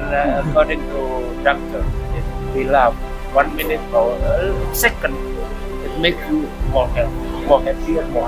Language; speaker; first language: English; non-native, learner; Indonesian